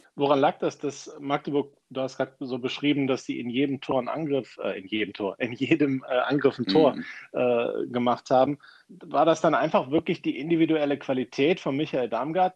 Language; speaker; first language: German; native; German